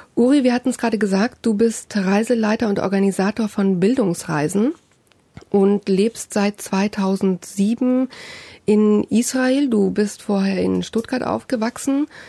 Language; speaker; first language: German; native; German